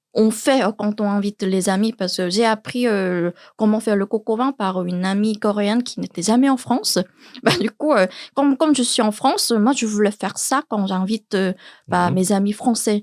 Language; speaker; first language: French; non-native, learner; Korean